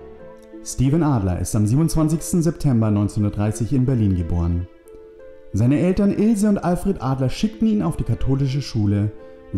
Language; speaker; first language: German; native; German